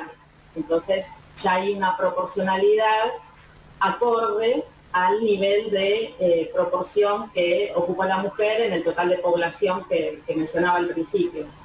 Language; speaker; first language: Spanish; native; Spanish